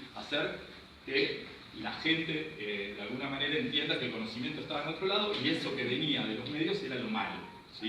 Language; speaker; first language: Spanish; native; Spanish